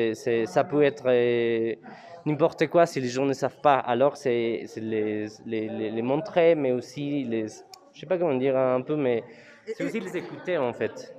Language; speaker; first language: French; non-native, fluent; Spanish